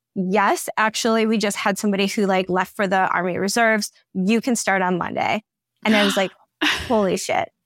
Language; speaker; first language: English; native; English